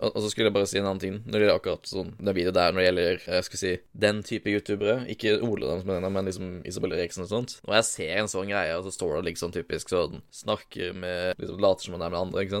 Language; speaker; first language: Norwegian; native; Norwegian